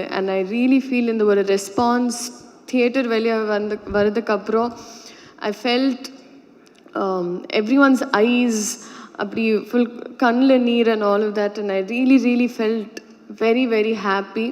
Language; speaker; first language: Tamil; non-native, learner; Telugu